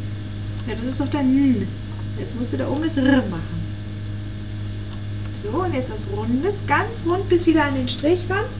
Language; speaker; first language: German; native; German